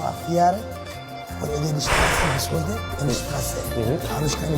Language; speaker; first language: German; non-native, learner; Tigrinya